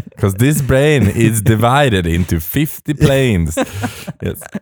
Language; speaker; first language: Swedish; native; Swedish